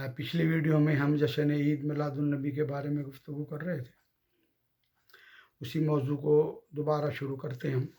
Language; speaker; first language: Urdu; native; Urdu